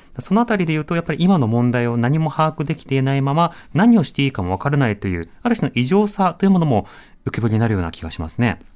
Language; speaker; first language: Japanese; native; Japanese